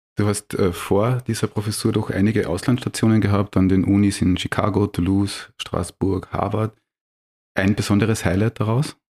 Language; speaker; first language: German; native; German